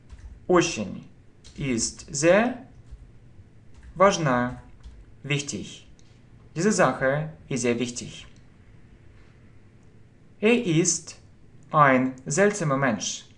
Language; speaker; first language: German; non-native, fluent; Russian